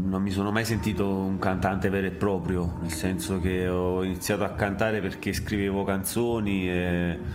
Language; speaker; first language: Italian; native; Italian